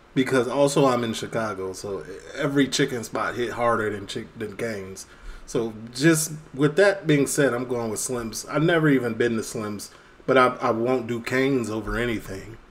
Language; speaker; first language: English; native; English